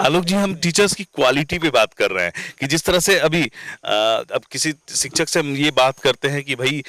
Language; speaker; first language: Hindi; native; Hindi